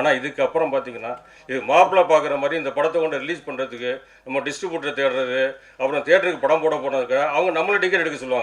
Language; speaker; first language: Tamil; native; Tamil